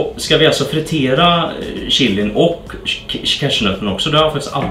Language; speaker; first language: Swedish; native; Swedish